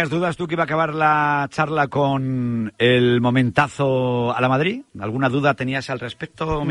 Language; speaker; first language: Spanish; native; Spanish